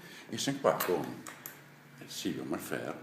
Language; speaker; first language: Italian; native; Italian